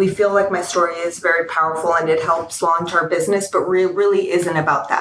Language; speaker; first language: English; early bilingual, other home language; Spanish